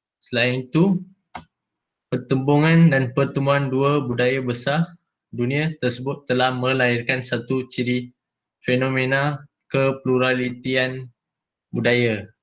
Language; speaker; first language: Malay; non-native, local second language; Telugu